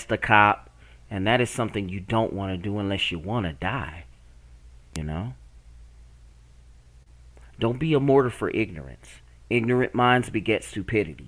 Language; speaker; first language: English; native; English